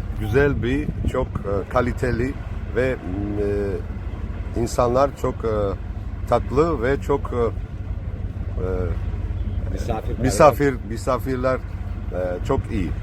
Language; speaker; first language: Turkish; non-native, learner; Italian